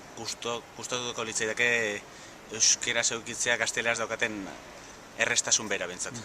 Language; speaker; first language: Basque; native; Basque